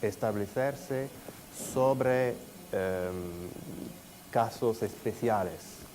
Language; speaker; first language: Spanish; non-native, fluent; French